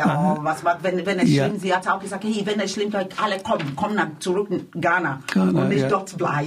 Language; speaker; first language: German; non-native, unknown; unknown